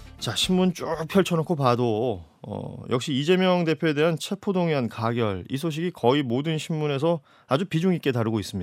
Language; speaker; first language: Korean; native; Korean